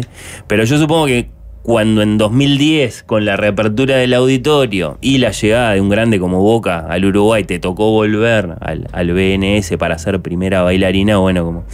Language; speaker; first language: Spanish; native; Spanish